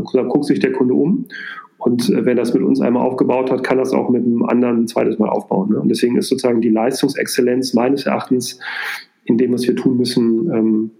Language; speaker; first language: German; native; German